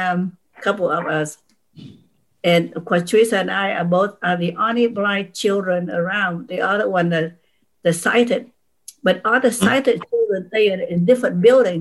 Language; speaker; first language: English; non-native, fluent; Vietnamese